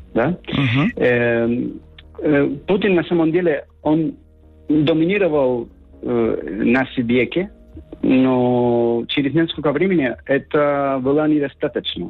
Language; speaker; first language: Russian; non-native, learner; Spanish